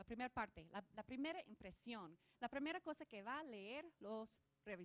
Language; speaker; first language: Spanish; non-native, fluent; English